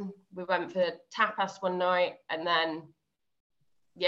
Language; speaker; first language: English; native; English